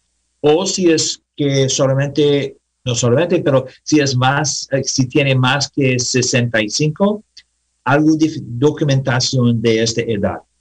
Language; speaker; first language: Spanish; non-native, learner; English